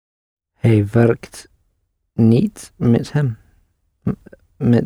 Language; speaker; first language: Dutch; non-native, learner; English